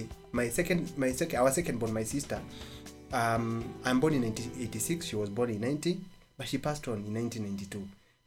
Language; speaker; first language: English; non-native, local second language; Embu